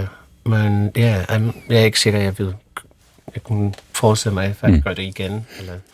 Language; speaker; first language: Danish; non-native, fluent; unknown